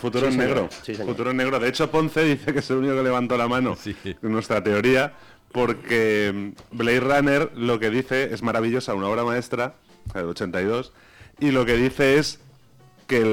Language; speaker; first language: Spanish; native; Spanish